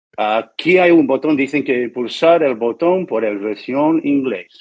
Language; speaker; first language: Spanish; non-native, learner; English